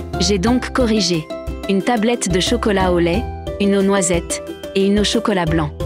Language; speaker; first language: French; non-native, local second language; Arabic